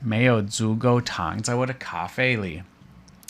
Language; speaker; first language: Chinese; non-native, fluent; English